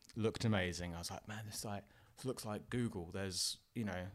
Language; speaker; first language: English; native; English